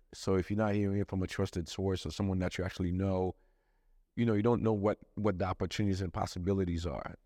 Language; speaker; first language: English; non-native, fluent; Haitian Creole